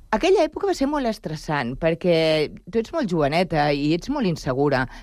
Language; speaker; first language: Catalan; non-native, local second language; Spanish